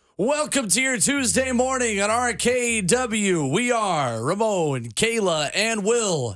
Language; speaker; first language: English; native; English